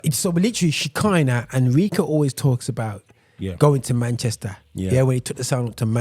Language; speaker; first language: English; native; English